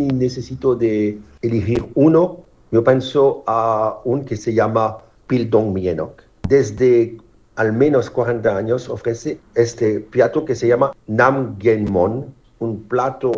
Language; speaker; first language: Spanish; non-native, fluent; French